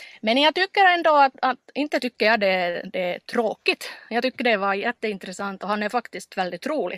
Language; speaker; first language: Swedish; non-native, local second language; Finnish